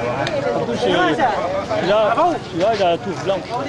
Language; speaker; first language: French; native; French